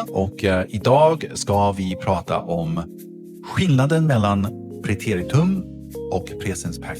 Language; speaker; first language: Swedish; non-native, fluent; English